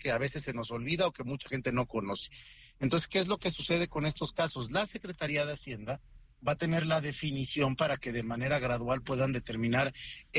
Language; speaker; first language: Spanish; native; Spanish